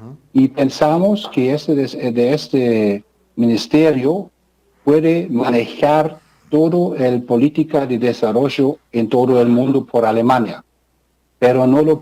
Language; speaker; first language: Spanish; non-native, fluent; German